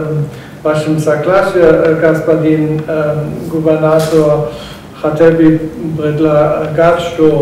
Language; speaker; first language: Russian; non-native, learner; German